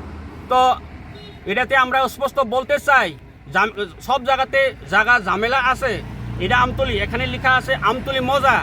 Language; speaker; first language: Bangla; non-native, local second language; Kok Borok